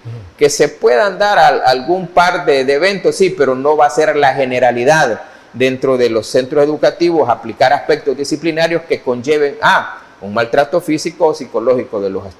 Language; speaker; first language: Spanish; native; Spanish